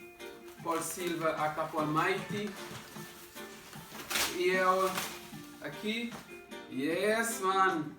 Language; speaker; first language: Portuguese; non-native, local second language; Kabuverdianu